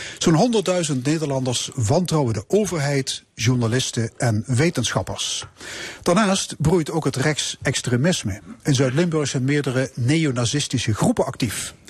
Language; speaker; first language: Dutch; native; Dutch